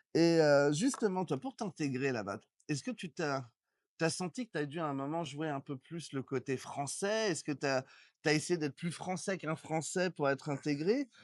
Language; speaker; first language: French; native; French